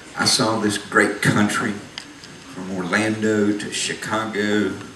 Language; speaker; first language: English; native; English